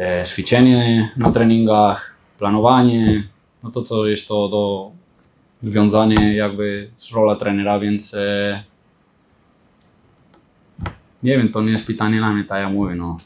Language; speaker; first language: Polish; non-native, fluent; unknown